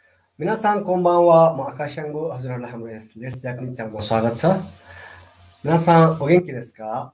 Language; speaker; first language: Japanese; non-native, fluent; Nepali